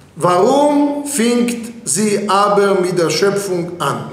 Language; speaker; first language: German; non-native, fluent; Hebrew